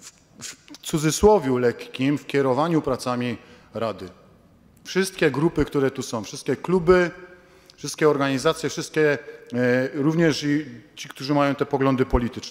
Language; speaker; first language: Polish; native; Polish